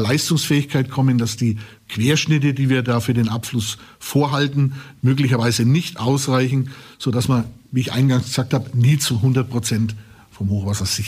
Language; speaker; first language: German; native; German